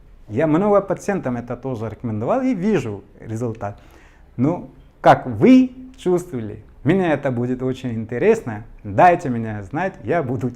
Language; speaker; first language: Russian; non-native, learner; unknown